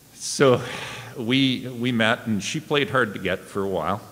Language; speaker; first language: English; native; English